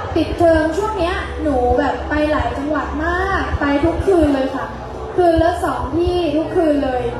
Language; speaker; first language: Thai; native; Thai